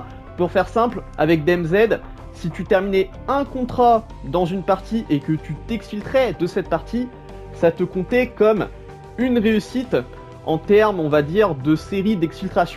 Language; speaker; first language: French; native; French